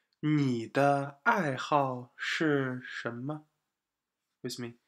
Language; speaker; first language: Chinese; non-native, fluent; English